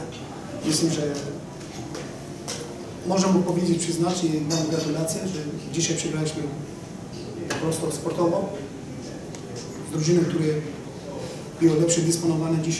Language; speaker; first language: Polish; non-native, learner; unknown